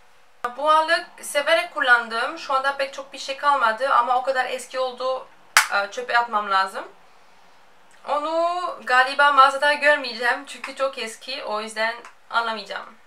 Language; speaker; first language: Turkish; non-native, fluent; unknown